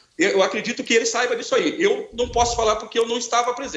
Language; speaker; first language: Portuguese; native; Portuguese